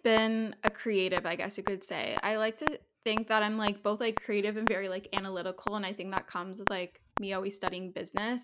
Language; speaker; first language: English; native; English